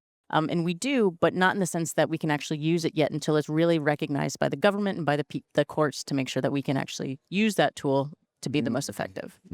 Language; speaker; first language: English; native; English